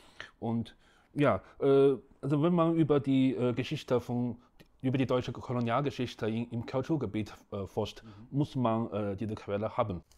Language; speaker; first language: German; non-native, fluent; Chinese